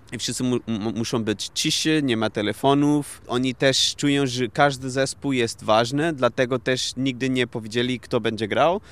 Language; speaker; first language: Polish; non-native, fluent; Portuguese